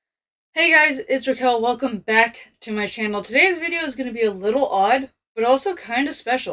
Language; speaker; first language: English; native; English